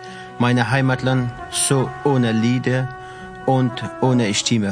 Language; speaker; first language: German; non-native, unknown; Persian